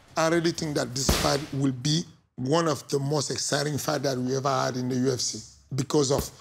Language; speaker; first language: English; non-native, fluent; French